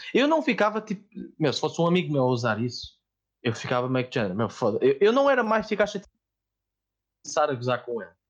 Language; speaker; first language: Portuguese; native; Portuguese